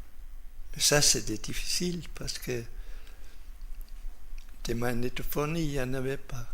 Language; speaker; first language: French; non-native, fluent; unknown